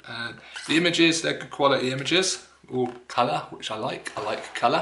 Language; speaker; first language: English; native; English